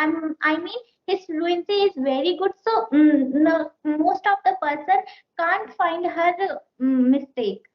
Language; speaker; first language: English; non-native, learner; Hindi